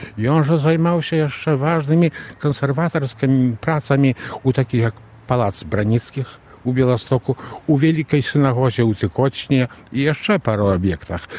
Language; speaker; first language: Belarusian; native; Belarusian